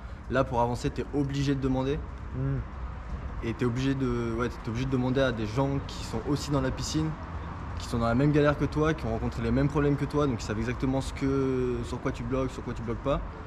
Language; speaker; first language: French; native; French